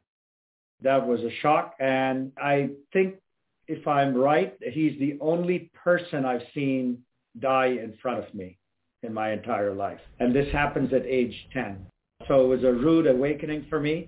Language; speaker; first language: English; non-native, local second language; Tamil